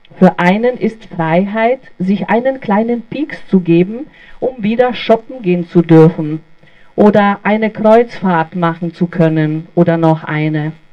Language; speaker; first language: German; non-native, fluent; Bosnian